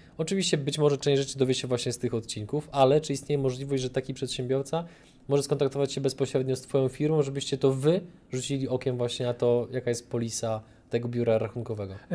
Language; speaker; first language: Polish; native; Polish